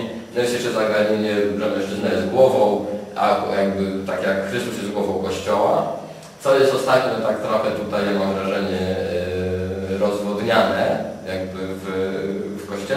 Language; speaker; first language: Polish; native; Polish